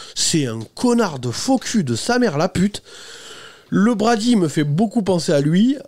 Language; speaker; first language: French; native; French